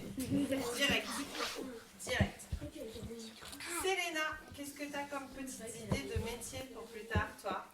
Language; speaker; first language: French; native; French